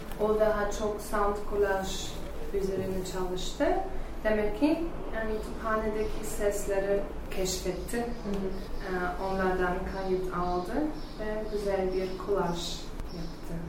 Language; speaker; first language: Turkish; non-native, learner; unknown